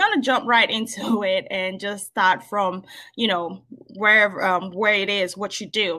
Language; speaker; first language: English; non-native, local second language; Yoruba